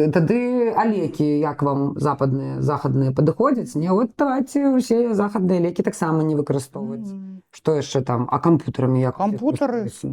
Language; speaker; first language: Belarusian; non-native, local second language; Russian